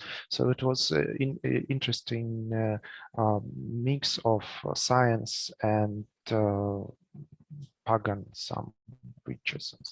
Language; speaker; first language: English; non-native, learner; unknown